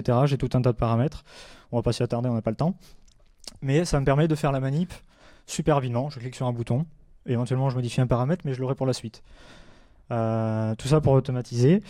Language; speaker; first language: French; native; French